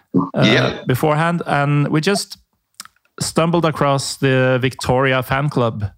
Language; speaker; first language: English; non-native, fluent; Norwegian